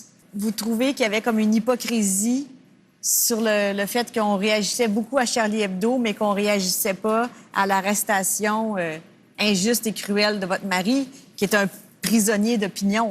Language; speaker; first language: French; native; French